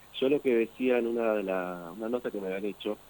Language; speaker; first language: Spanish; native; Spanish